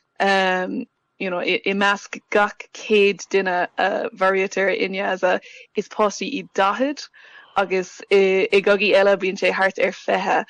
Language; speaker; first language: Irish; non-native, local second language; English